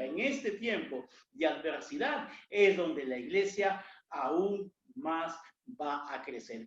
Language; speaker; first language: Spanish; native; Spanish